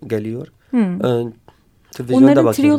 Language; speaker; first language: Turkish; non-native, learner; Kurdish